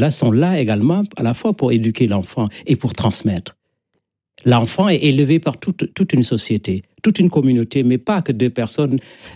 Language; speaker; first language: French; non-native, local second language; Wolof